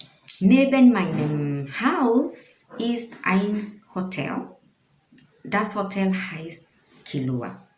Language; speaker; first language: German; non-native, learner; Swahili